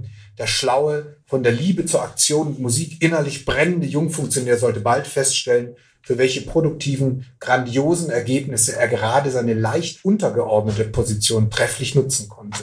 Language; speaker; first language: German; native; German